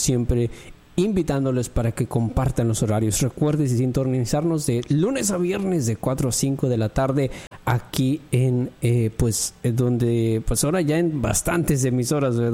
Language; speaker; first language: Spanish; native; Spanish